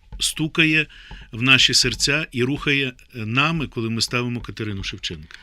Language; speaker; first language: Ukrainian; native; Ukrainian